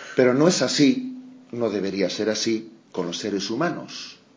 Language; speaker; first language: Spanish; non-native, local second language; Basque